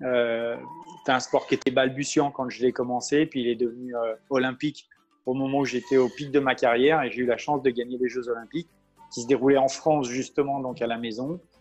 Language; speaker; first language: French; native; French